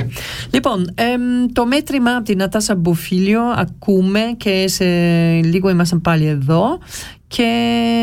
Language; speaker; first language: Greek; early bilingual, heritage; Greek